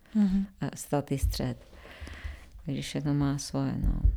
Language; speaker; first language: Czech; non-native, fluent; Bosnian